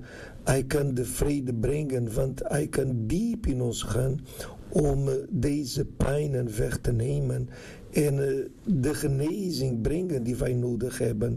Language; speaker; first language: Dutch; non-native, fluent; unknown